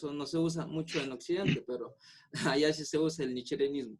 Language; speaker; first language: Spanish; non-native, fluent; Buriat